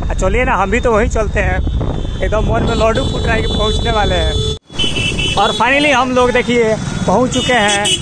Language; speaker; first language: Hindi; non-native, local second language; Bhojpuri